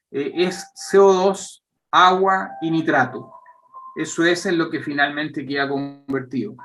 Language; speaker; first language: Spanish; native; Spanish